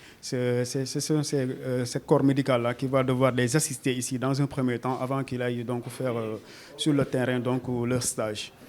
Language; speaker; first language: French; non-native, local second language; Wolof